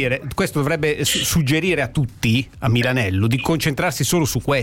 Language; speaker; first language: Italian; native; Italian